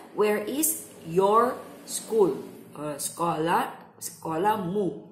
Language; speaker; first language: English; non-native, fluent; Indonesian